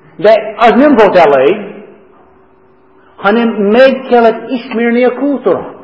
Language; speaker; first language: Hungarian; non-native, learner; English